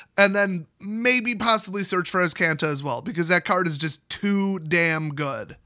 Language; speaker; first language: English; native; English